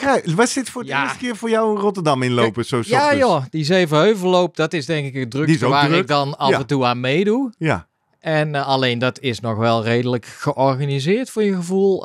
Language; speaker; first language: Dutch; native; Dutch